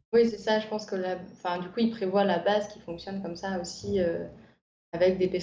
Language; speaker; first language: French; native; French